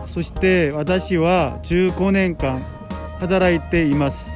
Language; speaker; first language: Japanese; non-native, learner; Korean